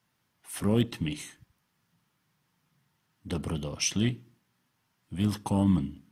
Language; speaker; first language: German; non-native, fluent; Serbian